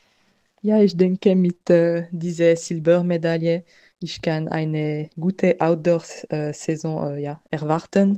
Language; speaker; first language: German; non-native, local second language; French